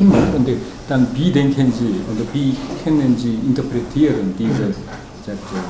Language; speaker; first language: German; non-native, learner; Korean